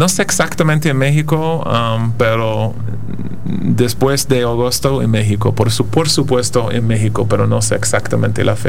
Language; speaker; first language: Spanish; non-native, fluent; English